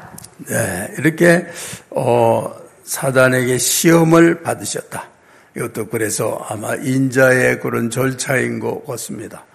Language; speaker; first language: Korean; native; Korean